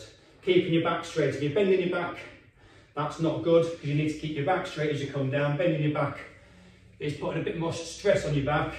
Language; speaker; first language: English; native; English